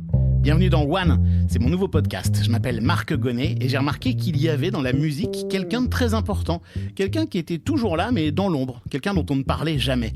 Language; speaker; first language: French; native; French